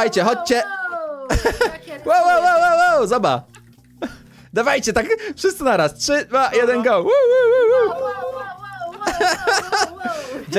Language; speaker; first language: Polish; native; Polish